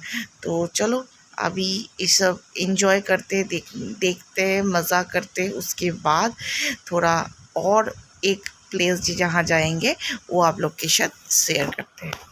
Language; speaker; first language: Hindi; non-native, local second language; Bangla